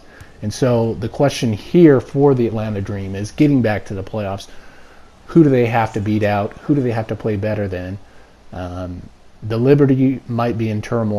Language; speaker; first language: English; native; English